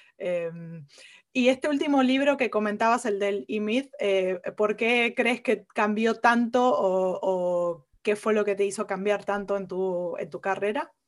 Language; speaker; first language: Spanish; native; Spanish